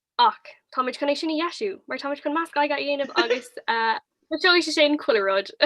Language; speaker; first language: Irish; non-native, local second language; English